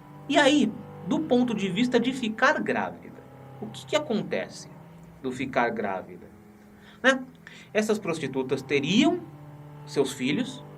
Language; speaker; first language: Portuguese; native; Portuguese